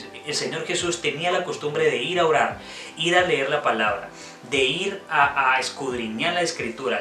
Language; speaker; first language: Spanish; native; Spanish